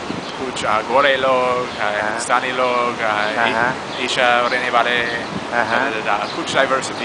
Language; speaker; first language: Hindi; non-native, learner; English